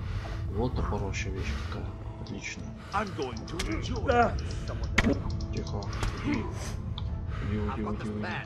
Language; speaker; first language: Russian; native; Russian